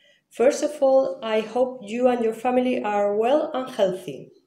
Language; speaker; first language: English; non-native, fluent; Spanish